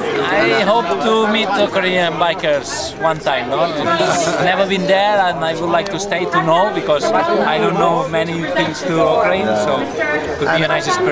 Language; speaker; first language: English; non-native, learner; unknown